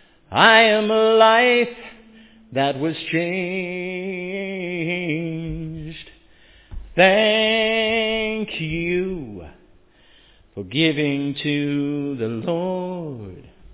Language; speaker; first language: English; native; English